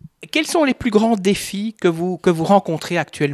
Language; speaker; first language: French; native; French